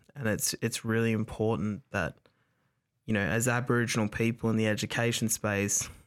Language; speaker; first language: English; native; English